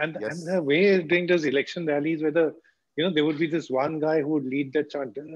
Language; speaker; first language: English; non-native, local second language; Bangla